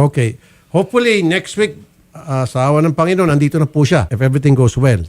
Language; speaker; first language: Filipino; native; Filipino